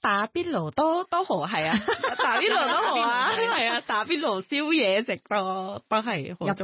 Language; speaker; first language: Cantonese; non-native, fluent; Thai